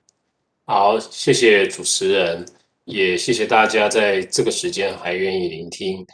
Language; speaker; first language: Chinese; native; Chinese